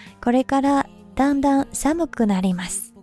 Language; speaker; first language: Japanese; non-native, fluent; Chinese